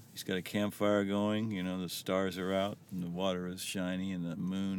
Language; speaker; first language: English; native; English